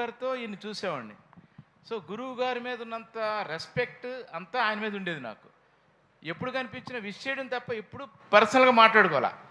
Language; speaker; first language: Telugu; native; Telugu